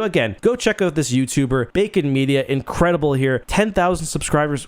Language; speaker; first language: English; native; English